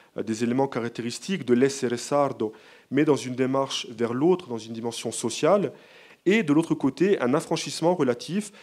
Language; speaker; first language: French; native; French